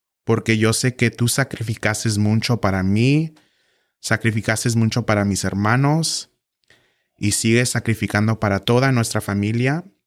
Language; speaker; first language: Spanish; early bilingual, heritage; Spanish